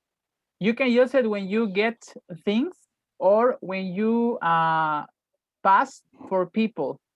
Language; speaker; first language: English; non-native, fluent; Spanish